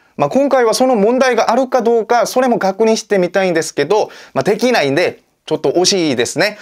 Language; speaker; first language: Japanese; non-native, fluent; Korean